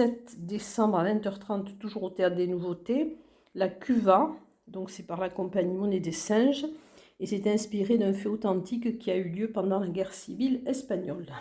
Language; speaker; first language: French; native; French